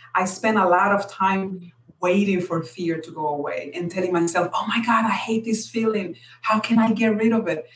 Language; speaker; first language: English; non-native, fluent; Spanish